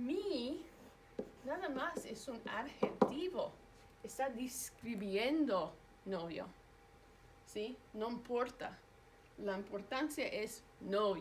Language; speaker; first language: Spanish; non-native, fluent; English